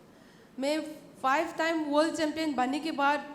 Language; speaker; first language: Hindi; non-native, local second language; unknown